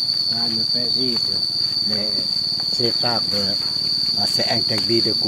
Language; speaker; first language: French; non-native, fluent; Lao